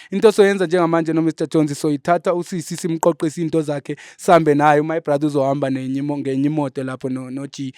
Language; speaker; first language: Zulu; non-native, local second language; Xhosa